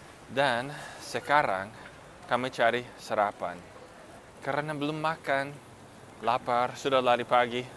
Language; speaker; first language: Indonesian; non-native, fluent; English